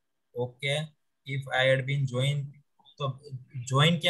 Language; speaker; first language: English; non-native, local second language; Gujarati